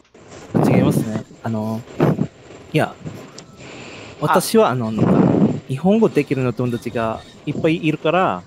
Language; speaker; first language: Japanese; non-native, learner; Filipino